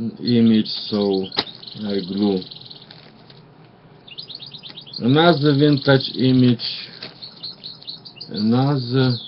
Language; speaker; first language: English; non-native, learner; Russian